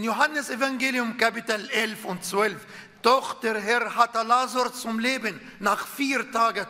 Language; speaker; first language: German; non-native, fluent; Arabic